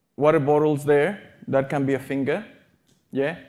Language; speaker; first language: English; non-native, fluent; Spanish